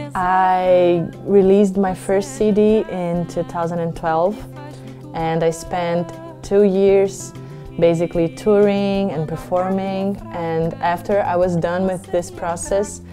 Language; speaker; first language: English; non-native, fluent; Portuguese